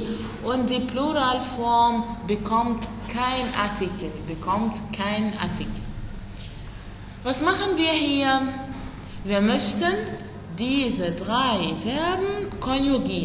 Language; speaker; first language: German; non-native, fluent; Arabic